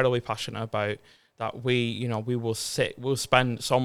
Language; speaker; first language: English; native; English